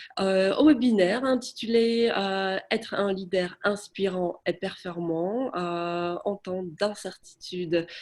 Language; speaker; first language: French; non-native, fluent; Polish